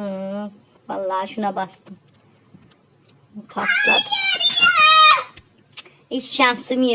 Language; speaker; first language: Turkish; native; Turkish